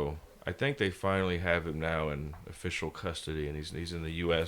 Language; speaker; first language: English; native; English